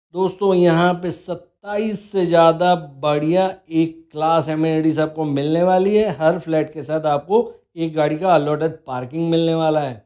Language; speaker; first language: Hindi; non-native, local second language; Gujarati